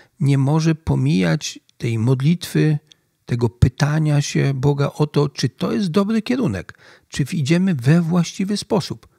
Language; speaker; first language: Polish; native; Polish